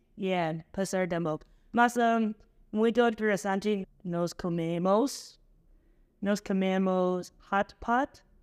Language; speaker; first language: Portuguese; non-native, learner; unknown